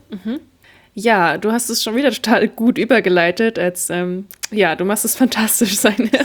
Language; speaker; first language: German; native; German